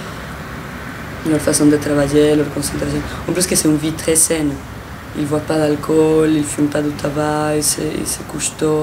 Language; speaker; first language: French; non-native, fluent; Spanish